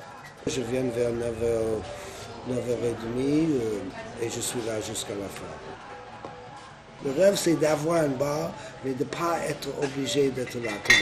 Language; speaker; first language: French; non-native, fluent; English